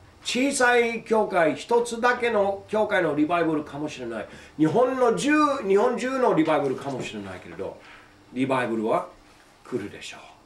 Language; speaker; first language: Japanese; non-native, fluent; English